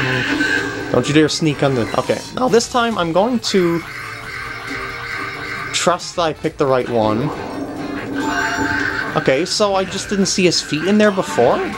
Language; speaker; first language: English; native; English